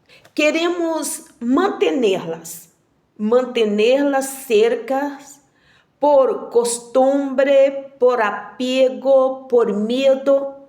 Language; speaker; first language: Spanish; non-native, learner; Portuguese